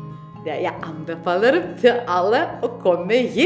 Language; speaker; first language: Norwegian; non-native, learner; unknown